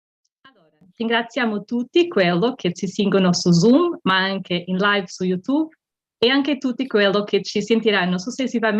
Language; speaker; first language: Italian; non-native, fluent; Portuguese